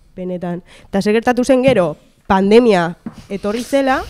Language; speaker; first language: Basque; native; Basque